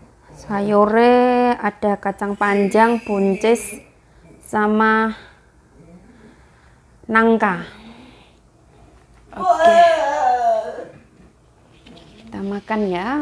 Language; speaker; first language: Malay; non-native, local second language; Javanese